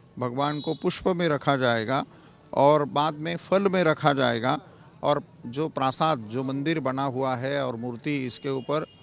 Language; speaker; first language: Hindi; non-native, local second language; Marathi